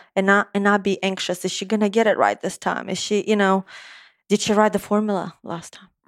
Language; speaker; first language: English; non-native, fluent; Romanian